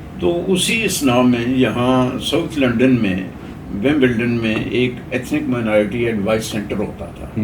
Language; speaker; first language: Urdu; non-native, local second language; Pahari-Potwari